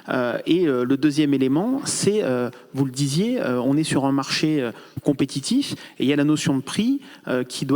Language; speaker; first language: French; native; French